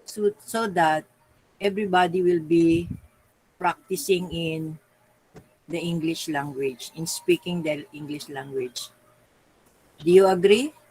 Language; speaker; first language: English; non-native, local second language; Filipino